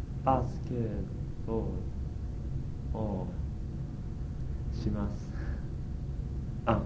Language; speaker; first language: Japanese; non-native, learner; English